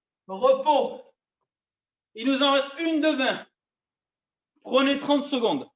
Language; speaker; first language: French; native; French